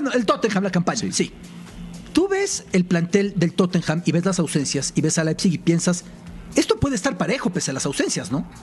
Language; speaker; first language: Spanish; native; Spanish